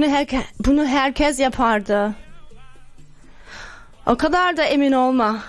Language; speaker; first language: Turkish; early bilingual, other home language; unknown